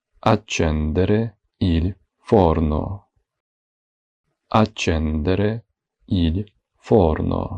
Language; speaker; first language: Italian; non-native, fluent; Ukrainian